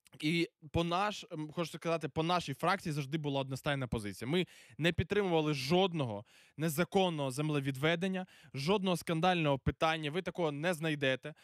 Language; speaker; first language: Ukrainian; native; Ukrainian